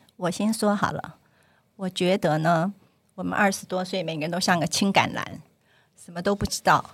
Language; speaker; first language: Chinese; native; Chinese